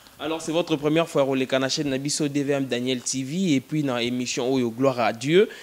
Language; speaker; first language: French; non-native, local second language; Lingala